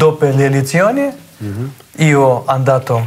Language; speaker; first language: Italian; non-native, learner; Russian